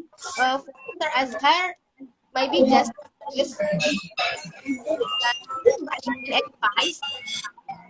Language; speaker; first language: English; non-native, learner; Indonesian